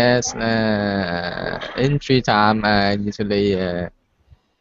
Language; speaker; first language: English; non-native, learner; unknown